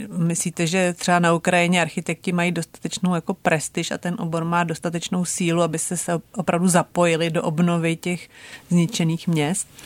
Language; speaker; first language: Czech; native; Czech